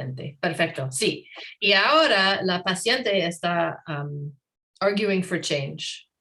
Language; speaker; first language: Spanish; non-native, learner; English